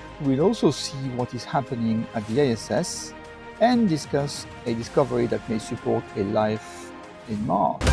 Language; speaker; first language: English; non-native, fluent; French